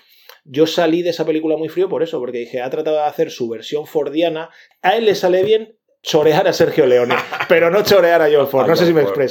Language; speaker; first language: Spanish; native; Spanish